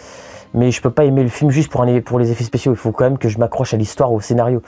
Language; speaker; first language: French; native; French